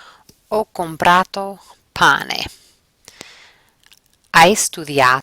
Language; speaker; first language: Italian; non-native, fluent; English